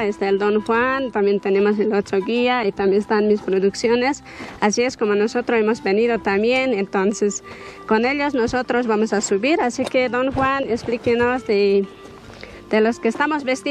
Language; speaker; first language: Spanish; native; Spanish